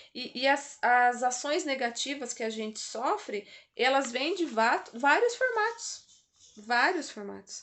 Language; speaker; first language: Portuguese; native; Portuguese